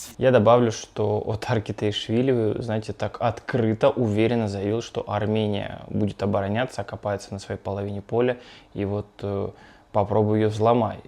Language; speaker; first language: Russian; native; Russian